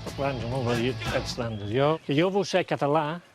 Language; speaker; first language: Catalan; non-native, learner; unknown